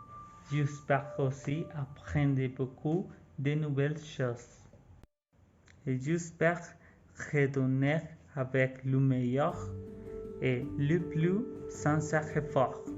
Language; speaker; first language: French; non-native, fluent; Spanish